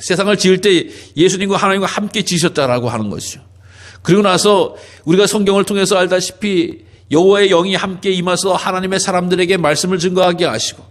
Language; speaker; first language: Korean; native; Korean